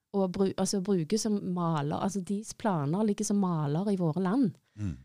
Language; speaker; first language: Norwegian; native; Norwegian